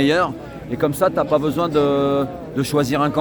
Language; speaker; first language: French; native; French